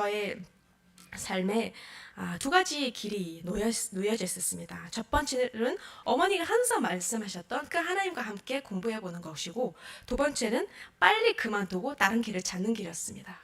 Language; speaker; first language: Korean; non-native, fluent; Mongolian